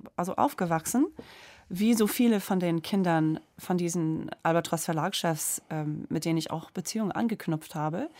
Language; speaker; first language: German; non-native, fluent; English